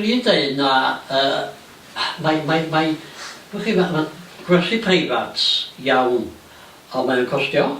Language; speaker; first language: Welsh; native; Welsh